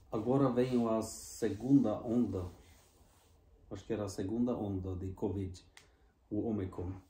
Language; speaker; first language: Portuguese; non-native, fluent; Norwegian